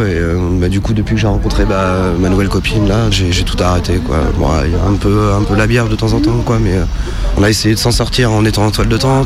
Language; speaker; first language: French; native; French